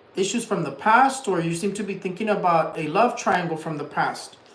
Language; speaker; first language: English; early bilingual, other home language; Spanish